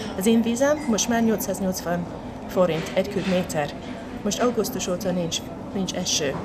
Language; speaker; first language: Hungarian; non-native, fluent; English